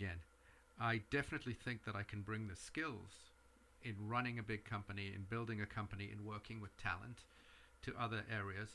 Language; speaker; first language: English; native; English